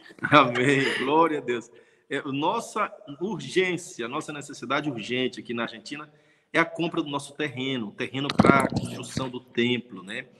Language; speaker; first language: Portuguese; native; Portuguese